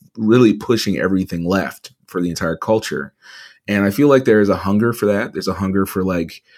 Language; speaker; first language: English; native; English